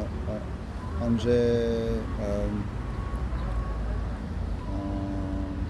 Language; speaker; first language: Korean; non-native, learner; French